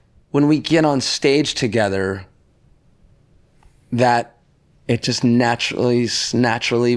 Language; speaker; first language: English; native; English